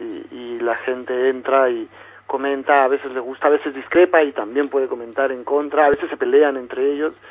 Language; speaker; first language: Spanish; native; Spanish